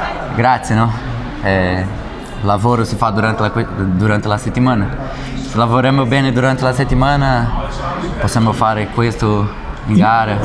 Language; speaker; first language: Italian; non-native, learner; Portuguese